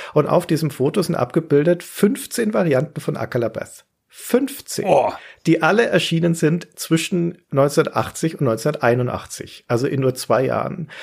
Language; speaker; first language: German; native; German